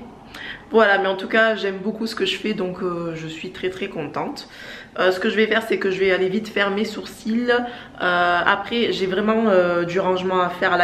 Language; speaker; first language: French; native; French